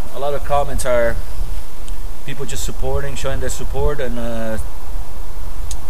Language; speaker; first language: English; non-native, fluent; Portuguese